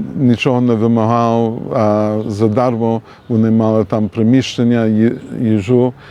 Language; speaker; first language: Ukrainian; early bilingual, heritage; Ukrainian